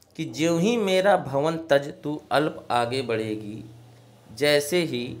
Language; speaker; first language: Hindi; native; Hindi